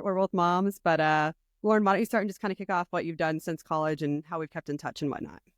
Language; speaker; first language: English; native; English